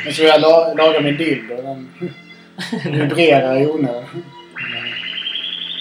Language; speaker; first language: Swedish; native; Swedish